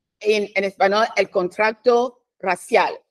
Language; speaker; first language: Spanish; non-native, fluent; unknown